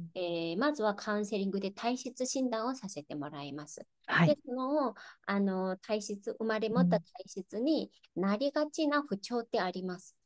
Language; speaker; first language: Japanese; non-native, fluent; Chinese